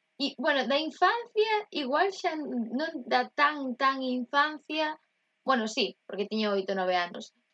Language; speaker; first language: Galician; native; Galician